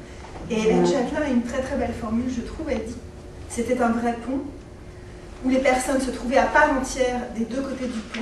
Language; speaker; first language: French; native; French